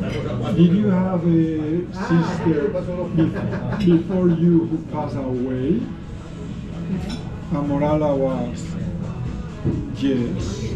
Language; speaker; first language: English; non-native, fluent; Spanish